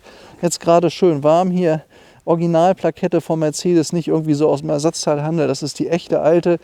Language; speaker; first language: German; native; German